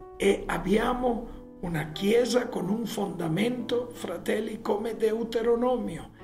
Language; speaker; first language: Italian; non-native, fluent; Spanish